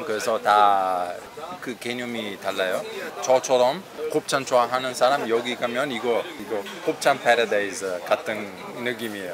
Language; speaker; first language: Korean; non-native, fluent; Italian